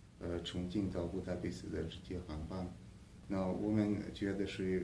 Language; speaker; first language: Chinese; non-native, fluent; Hungarian